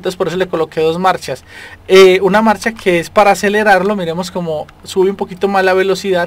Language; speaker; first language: Spanish; native; Spanish